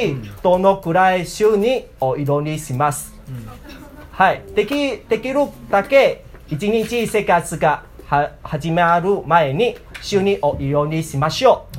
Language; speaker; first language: Japanese; non-native, learner; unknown